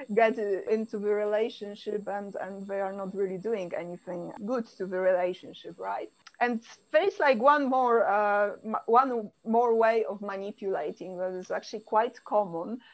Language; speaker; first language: English; non-native, fluent; Polish